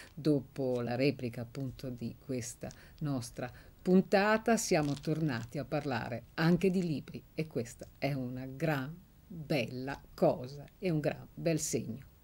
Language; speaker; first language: Italian; native; Italian